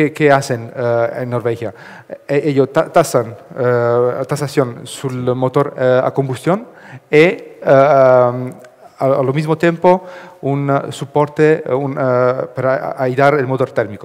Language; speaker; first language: Spanish; non-native, learner; Italian